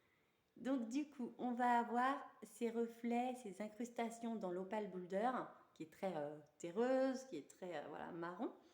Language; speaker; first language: French; native; French